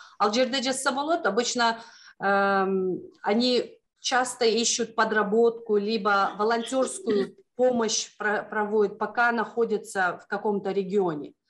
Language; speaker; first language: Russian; non-native, local second language; Kyrgyz